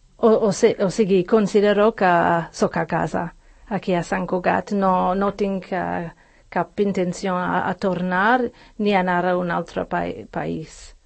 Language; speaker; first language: Catalan; non-native, fluent; English